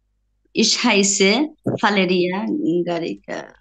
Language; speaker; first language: German; non-native, learner; Bangla